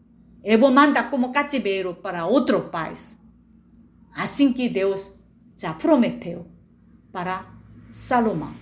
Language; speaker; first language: Portuguese; non-native, learner; Korean